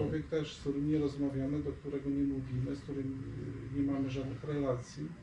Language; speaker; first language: Polish; non-native, fluent; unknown